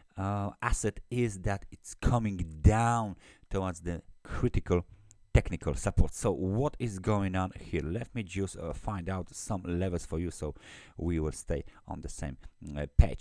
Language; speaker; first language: English; non-native, fluent; Polish